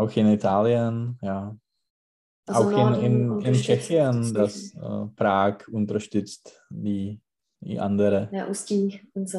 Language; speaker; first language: German; non-native, learner; Czech